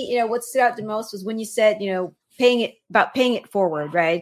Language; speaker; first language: English; non-native, local second language; Filipino